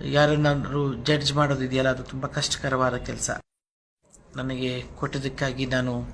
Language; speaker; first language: Kannada; non-native, local second language; Telugu